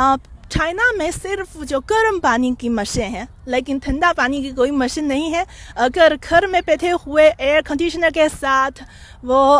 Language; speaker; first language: Hindi; non-native, fluent; Chinese